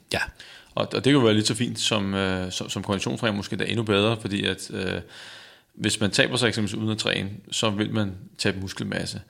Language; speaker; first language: Danish; native; Danish